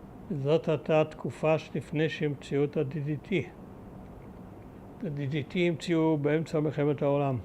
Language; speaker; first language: Hebrew; early bilingual, other home language; German